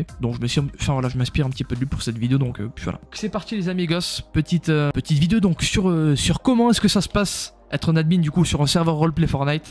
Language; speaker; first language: French; native; French